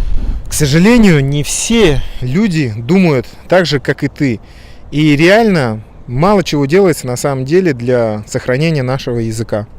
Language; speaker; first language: Russian; native; Russian